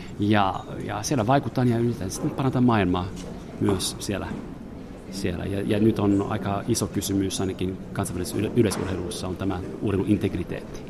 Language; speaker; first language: Finnish; non-native, fluent; French